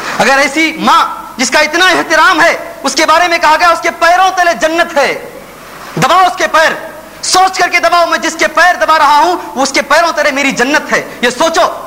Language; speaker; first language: Urdu; native; Urdu